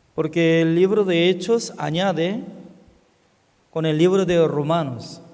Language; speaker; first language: Spanish; non-native, fluent; Korean